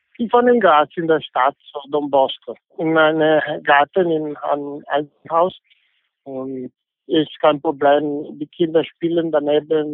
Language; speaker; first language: German; non-native, fluent; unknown